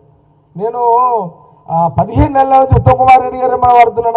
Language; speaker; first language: Telugu; native; Telugu